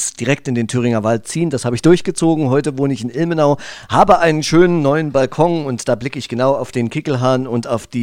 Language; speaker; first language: German; native; German